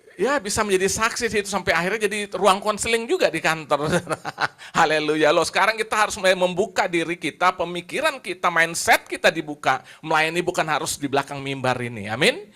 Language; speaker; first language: Indonesian; native; Indonesian